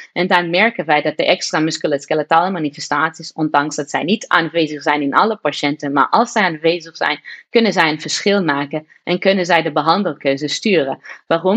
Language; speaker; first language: Dutch; non-native, fluent; Portuguese